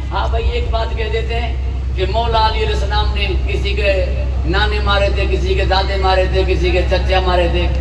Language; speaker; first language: Urdu; non-native, local second language; Sindhi